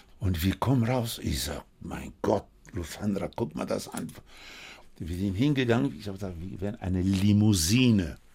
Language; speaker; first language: German; non-native, fluent; Spanish